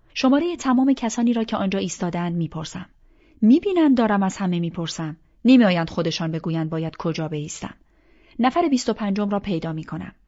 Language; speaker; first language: Persian; native; Persian